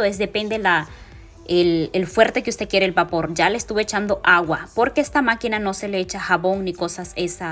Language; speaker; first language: Spanish; native; Spanish